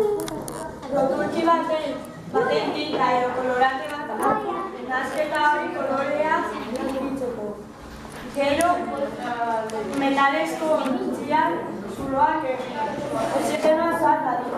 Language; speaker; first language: Basque; non-native, local second language; Spanish